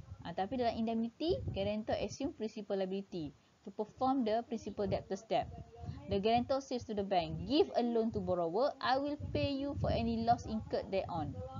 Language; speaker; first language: English; non-native, local second language; Malay